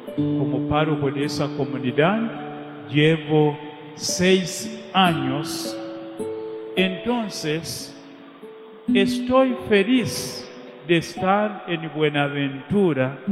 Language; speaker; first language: Spanish; non-native, fluent; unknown